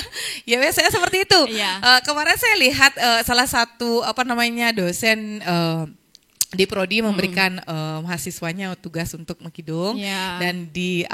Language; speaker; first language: Indonesian; native; Indonesian